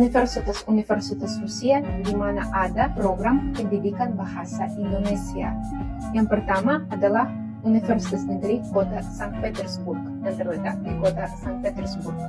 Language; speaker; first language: Indonesian; non-native, learner; Russian